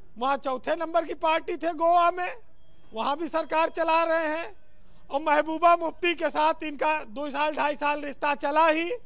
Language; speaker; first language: Hindi; native; Hindi